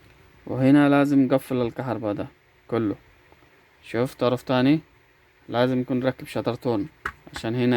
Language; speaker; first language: Arabic; non-native, learner; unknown